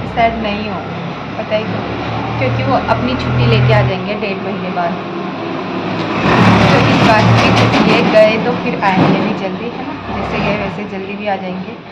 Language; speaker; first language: Hindi; native; Hindi